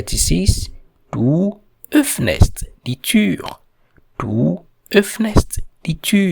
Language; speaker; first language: German; non-native, fluent; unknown